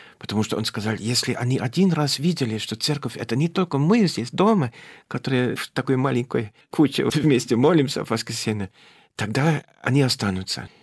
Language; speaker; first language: Russian; non-native, fluent; German